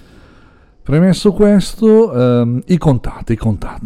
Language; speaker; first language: Italian; native; Italian